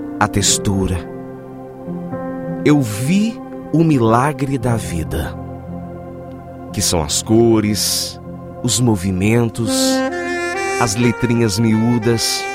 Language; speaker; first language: Portuguese; native; Portuguese